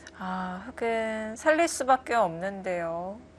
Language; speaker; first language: Korean; native; Korean